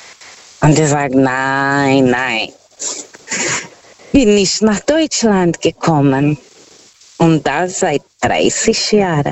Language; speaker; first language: German; non-native, learner; Portuguese